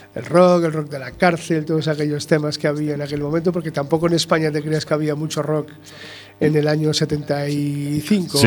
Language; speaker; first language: Spanish; native; Spanish